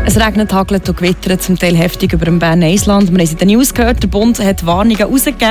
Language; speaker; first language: German; native; German